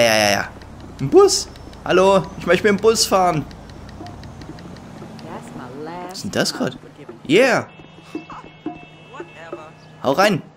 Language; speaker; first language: German; native; German